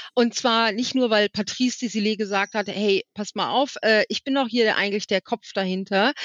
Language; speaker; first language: German; native; German